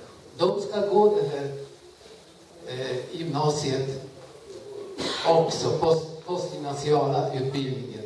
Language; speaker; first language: Swedish; non-native, fluent; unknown